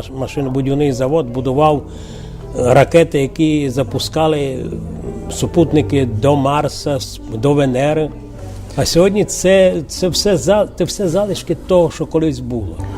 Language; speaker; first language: Ukrainian; native; Ukrainian